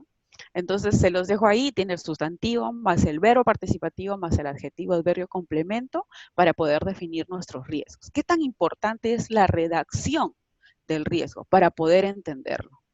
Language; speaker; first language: Spanish; native; Spanish